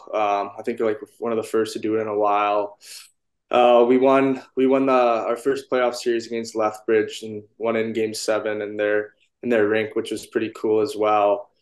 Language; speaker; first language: English; native; English